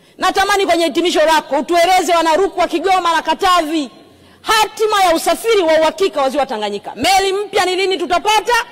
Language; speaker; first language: Swahili; native; Swahili